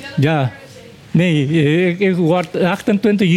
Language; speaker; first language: Dutch; non-native, learner; Papiamento